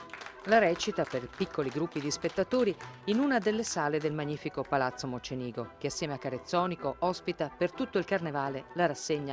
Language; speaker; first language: Italian; native; Italian